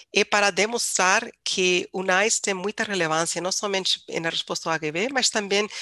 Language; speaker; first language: Portuguese; non-native, fluent; English